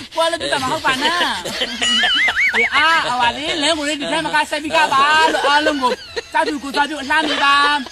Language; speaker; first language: Burmese; native; Burmese